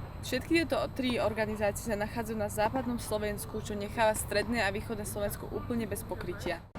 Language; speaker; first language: Slovak; native; Slovak